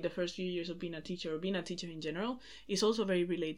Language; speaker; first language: English; non-native, fluent; Spanish